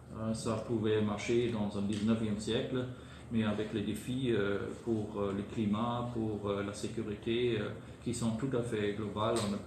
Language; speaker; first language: French; non-native, fluent; German